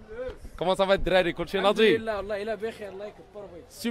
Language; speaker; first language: French; non-native, local second language; Arabic